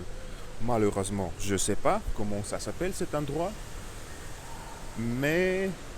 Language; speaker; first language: French; non-native, learner; Russian